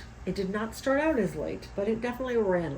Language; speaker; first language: English; native; English